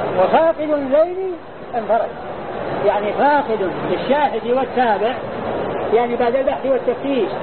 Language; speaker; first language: Arabic; native; Arabic